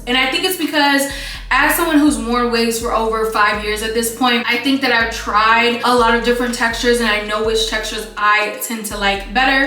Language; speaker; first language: English; native; English